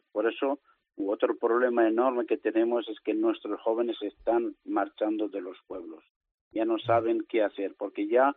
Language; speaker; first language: Spanish; native; Spanish